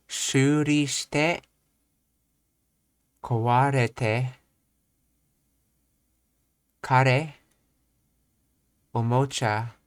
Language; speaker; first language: Japanese; non-native, learner; English